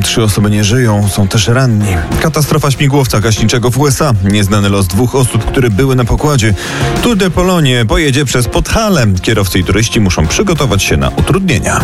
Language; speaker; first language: Polish; native; Polish